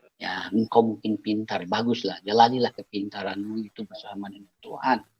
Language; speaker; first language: Indonesian; non-native, local second language; Achinese